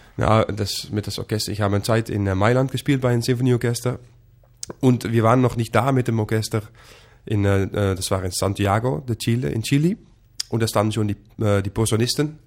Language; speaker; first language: German; non-native, fluent; Dutch